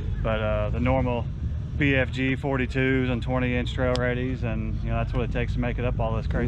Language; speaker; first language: English; native; English